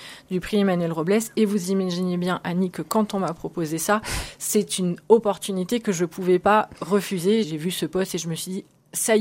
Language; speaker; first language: French; native; French